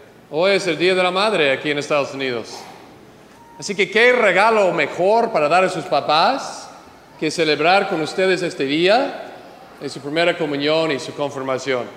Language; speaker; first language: Spanish; non-native, fluent; English